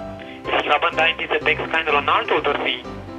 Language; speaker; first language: German; non-native, learner; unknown